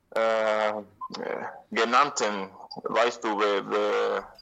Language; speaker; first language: German; non-native, learner; Spanish